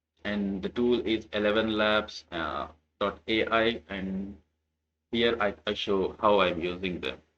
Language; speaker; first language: English; non-native, local second language; Telugu